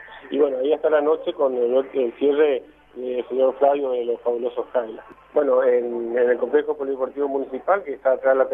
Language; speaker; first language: Spanish; native; Spanish